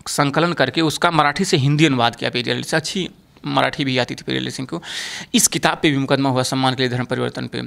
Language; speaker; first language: Hindi; native; Hindi